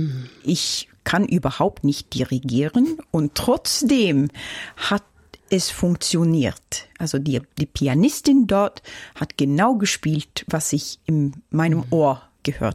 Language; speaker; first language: German; non-native, fluent; Norwegian